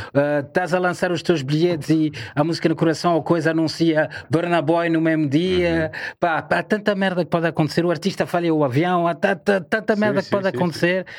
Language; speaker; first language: Portuguese; non-native, fluent; French